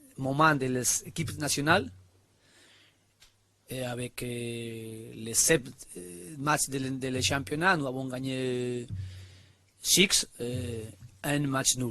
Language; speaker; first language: French; non-native, learner; Spanish